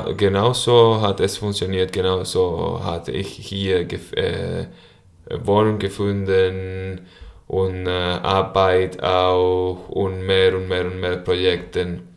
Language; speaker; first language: German; non-native, learner; Spanish